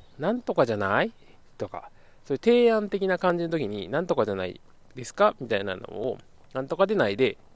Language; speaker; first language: Japanese; native; Japanese